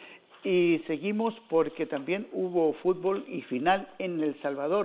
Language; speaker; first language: Spanish; native; Spanish